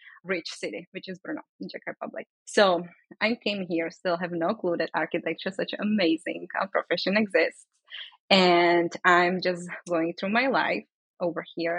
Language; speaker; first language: English; non-native, fluent; Czech